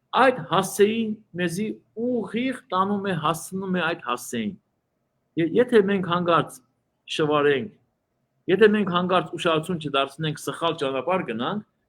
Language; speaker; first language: Armenian; early bilingual, heritage; Armenian